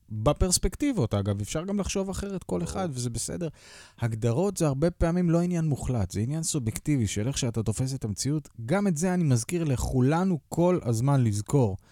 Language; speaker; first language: Hebrew; native; Hebrew